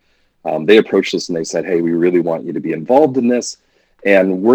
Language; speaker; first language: English; native; English